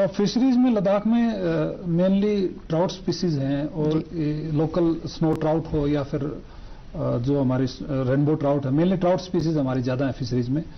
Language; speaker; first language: Hindi; non-native, local second language; Ladakhi